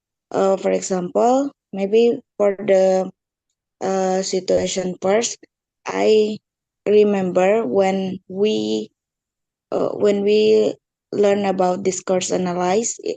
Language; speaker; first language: English; non-native, learner; Indonesian